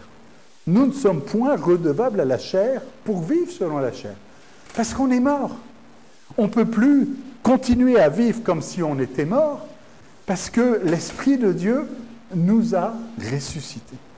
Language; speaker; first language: French; native; French